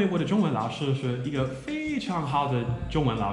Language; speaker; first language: Chinese; non-native, learner; English